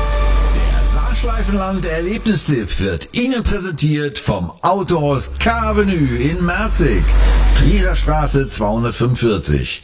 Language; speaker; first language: German; native; German